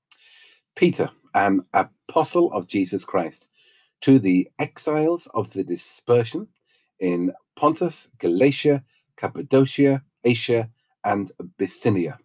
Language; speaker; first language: English; native; English